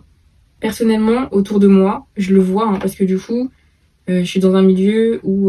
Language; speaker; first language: French; native; French